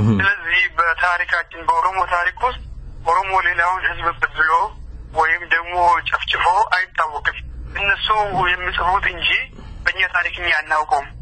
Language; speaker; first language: Amharic; non-native, local second language; Oromo